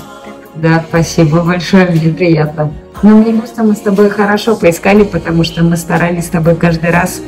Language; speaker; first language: Russian; native; Russian